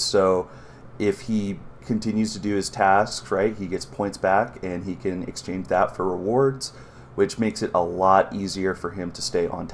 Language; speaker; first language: English; native; English